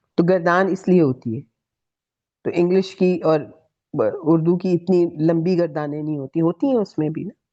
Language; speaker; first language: Urdu; native; Urdu